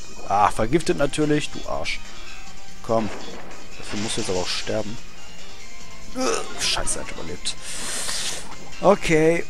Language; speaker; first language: German; native; German